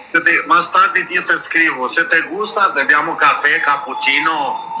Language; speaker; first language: Italian; non-native, learner; Albanian